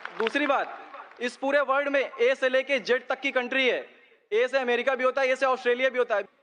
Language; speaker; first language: Hindi; native; Hindi